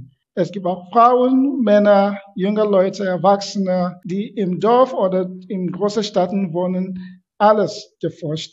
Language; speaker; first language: German; non-native, fluent; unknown